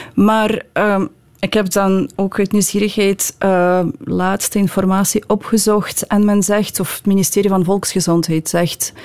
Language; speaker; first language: Dutch; non-native, fluent; Ukrainian